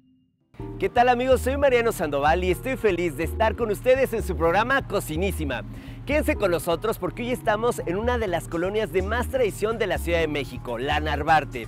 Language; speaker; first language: Spanish; native; Spanish